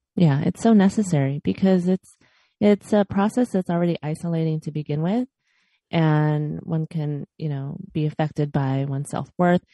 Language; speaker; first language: English; early bilingual, other home language; Filipino